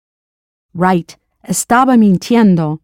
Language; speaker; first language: Spanish; non-native, fluent; English